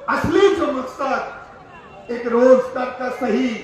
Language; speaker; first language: Hindi; non-native, local second language; Bangla